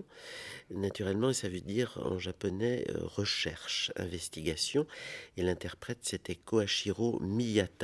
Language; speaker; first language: French; native; French